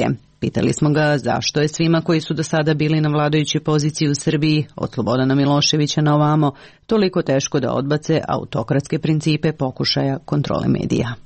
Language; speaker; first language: Serbian; native; Serbian